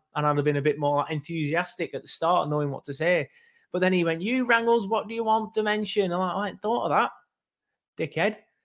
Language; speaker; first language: English; native; English